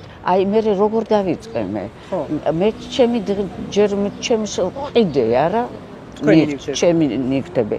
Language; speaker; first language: Georgian; non-native, local second language; Russian